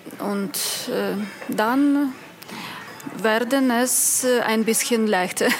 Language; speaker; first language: German; non-native, learner; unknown